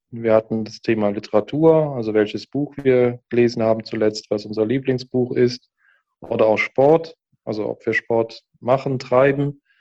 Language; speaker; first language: German; native; German